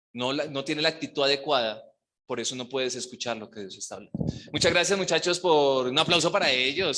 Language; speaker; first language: Spanish; native; Spanish